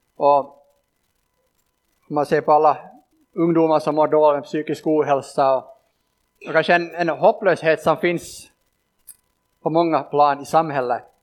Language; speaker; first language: Swedish; native; Swedish